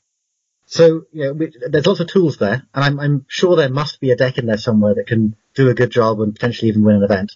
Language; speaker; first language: English; native; English